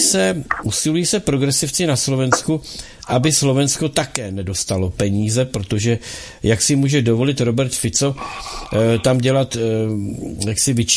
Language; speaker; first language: Czech; native; Czech